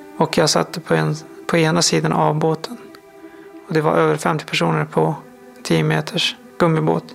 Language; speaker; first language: Swedish; non-native, fluent; Persian